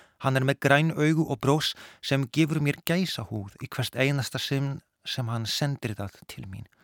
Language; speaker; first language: Icelandic; non-native, fluent; Polish